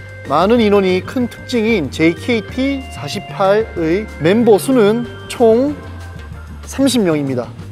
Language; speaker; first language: Korean; native; Korean